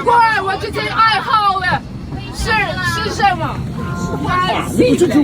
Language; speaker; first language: Chinese; non-native, learner; Russian